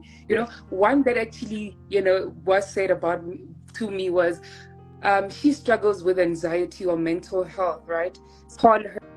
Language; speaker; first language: English; non-native, local second language; Tswana